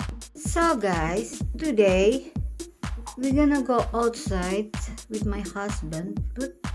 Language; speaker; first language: English; non-native, learner; Indonesian